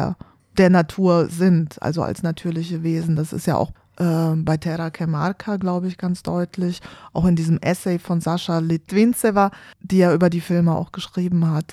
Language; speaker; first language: German; native; German